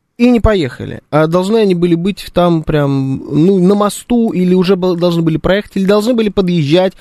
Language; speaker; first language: Russian; native; Russian